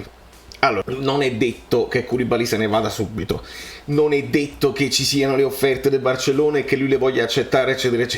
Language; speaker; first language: Italian; native; Italian